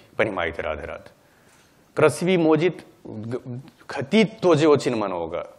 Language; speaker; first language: Russian; non-native, learner; Hindi